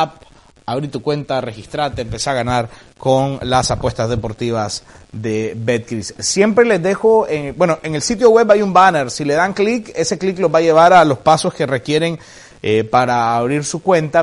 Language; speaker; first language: Spanish; native; Spanish